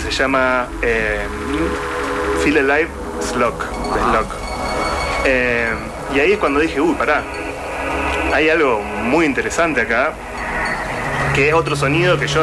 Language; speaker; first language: Spanish; native; Spanish